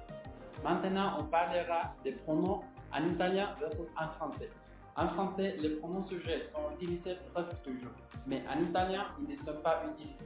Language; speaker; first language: French; non-native, learner; Spanish